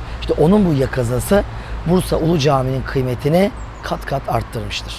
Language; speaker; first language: Turkish; native; Turkish